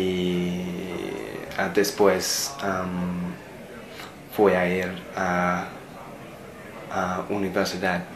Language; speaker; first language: Spanish; non-native, learner; English